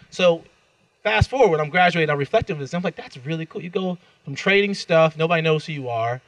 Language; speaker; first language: English; native; English